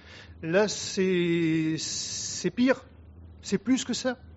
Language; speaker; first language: French; native; French